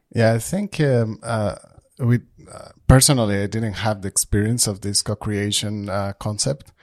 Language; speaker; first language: English; non-native, fluent; Spanish